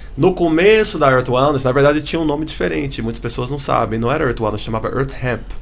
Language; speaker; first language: Portuguese; early bilingual, heritage; Portuguese